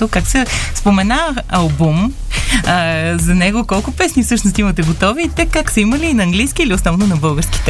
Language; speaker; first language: Bulgarian; native; Bulgarian